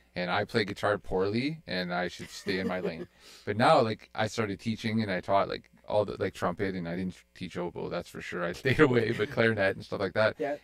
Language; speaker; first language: English; native; English